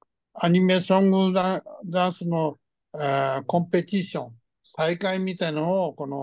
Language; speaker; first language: Japanese; early bilingual, heritage; Japanese